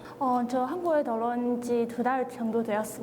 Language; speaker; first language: Korean; non-native, fluent; Chinese